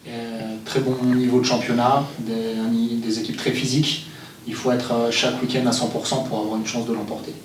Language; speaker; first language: French; native; French